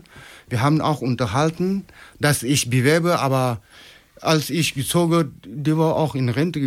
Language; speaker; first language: German; non-native, fluent; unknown